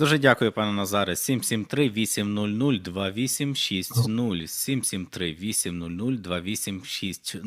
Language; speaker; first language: Ukrainian; native; Ukrainian